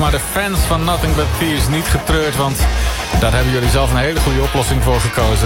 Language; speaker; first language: Dutch; native; Dutch